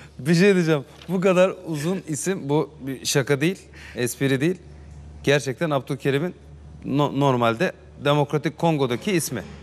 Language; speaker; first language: Turkish; native; Turkish